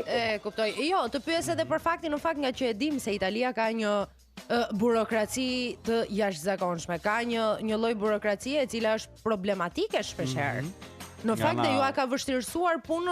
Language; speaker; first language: Albanian; native; Albanian